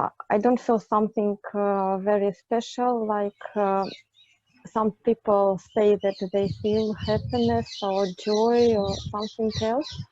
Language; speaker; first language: English; non-native, fluent; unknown